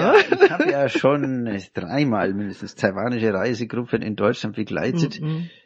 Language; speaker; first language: German; native; German